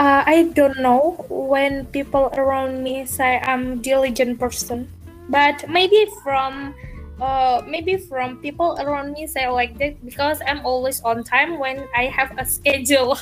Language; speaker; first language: English; non-native, learner; Indonesian